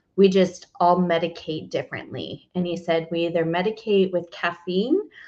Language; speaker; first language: English; native; English